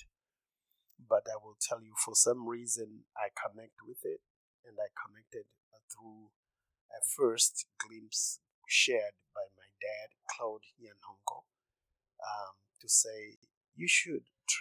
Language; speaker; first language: English; non-native, local second language; Shona